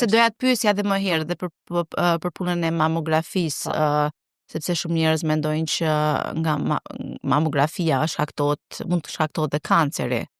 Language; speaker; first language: Albanian; native; Albanian